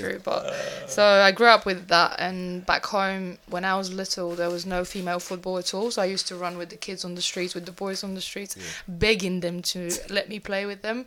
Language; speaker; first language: English; non-native, fluent; Bulgarian